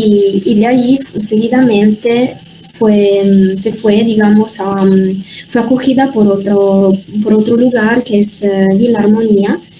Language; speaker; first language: Spanish; non-native, fluent; Italian